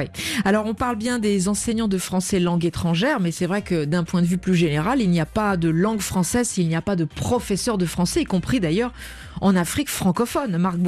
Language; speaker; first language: French; native; French